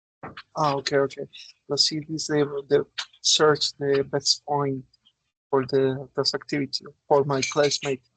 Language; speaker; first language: English; non-native, learner; Spanish